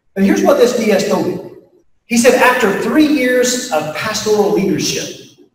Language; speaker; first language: English; native; English